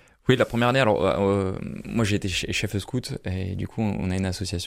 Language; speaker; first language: French; native; French